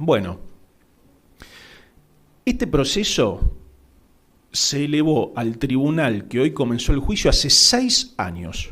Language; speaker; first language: Spanish; native; Spanish